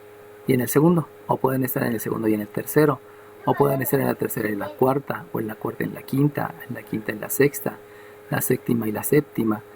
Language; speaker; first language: Spanish; native; Spanish